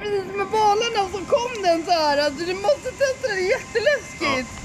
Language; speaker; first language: Swedish; native; Swedish